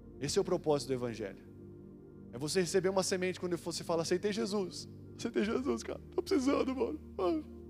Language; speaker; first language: Portuguese; native; Portuguese